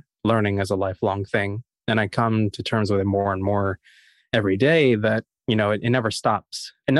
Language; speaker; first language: English; native; English